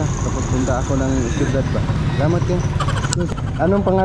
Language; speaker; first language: Filipino; non-native, local second language; Cebuano